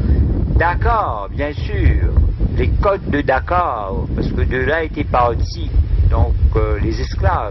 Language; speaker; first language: French; non-native, local second language; Morisyen